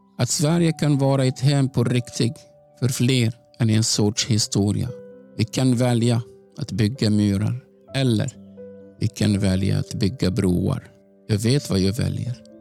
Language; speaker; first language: Swedish; non-native, fluent; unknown